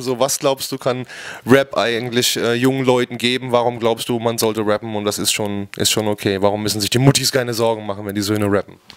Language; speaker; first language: German; native; German